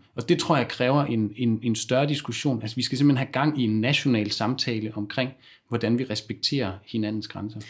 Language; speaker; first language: Danish; native; Danish